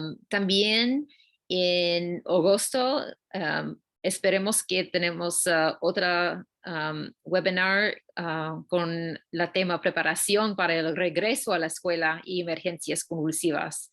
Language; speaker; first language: Spanish; non-native, learner; English